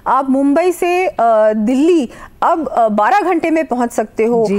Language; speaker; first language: Hindi; native; Hindi